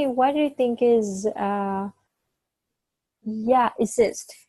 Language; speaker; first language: English; non-native, fluent; Vietnamese